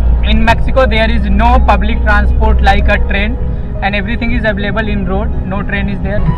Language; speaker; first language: English; non-native, local second language; Hindi